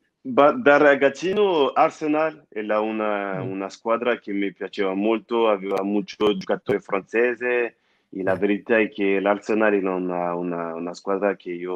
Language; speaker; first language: Italian; non-native, fluent; French